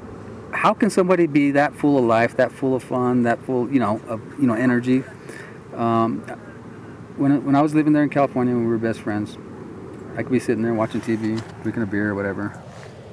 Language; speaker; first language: English; native; English